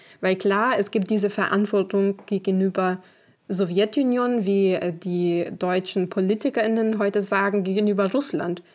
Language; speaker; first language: German; non-native, fluent; Ukrainian